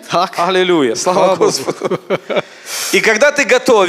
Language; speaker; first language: Polish; non-native, learner; Russian